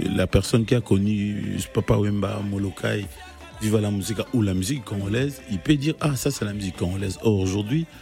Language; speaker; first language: French; non-native, local second language; Lingala